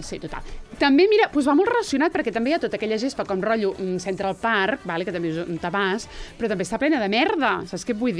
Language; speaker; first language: Catalan; native; Catalan